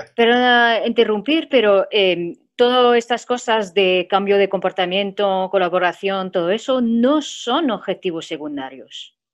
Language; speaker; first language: Spanish; non-native, fluent; French